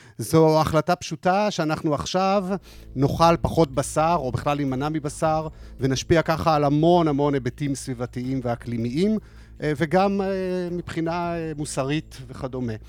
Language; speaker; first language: Hebrew; native; Hebrew